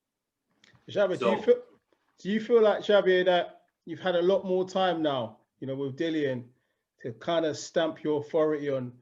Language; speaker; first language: English; native; English